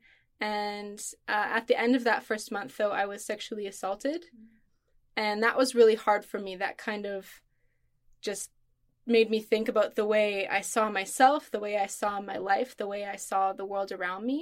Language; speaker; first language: English; native; English